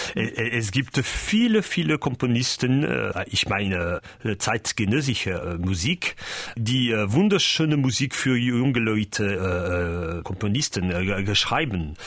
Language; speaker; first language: German; non-native, learner; French